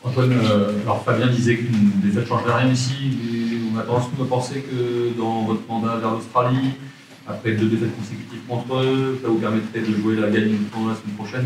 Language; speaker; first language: French; native; French